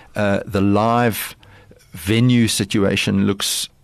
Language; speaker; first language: English; early bilingual, other home language; Lithuanian